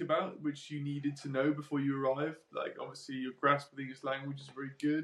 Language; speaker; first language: English; native; English